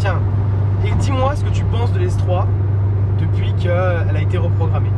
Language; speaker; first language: French; native; French